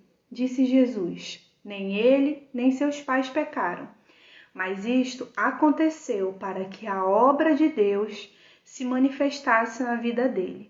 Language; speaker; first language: Portuguese; native; Portuguese